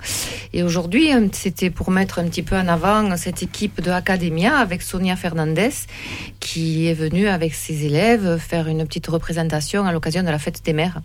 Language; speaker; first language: French; native; French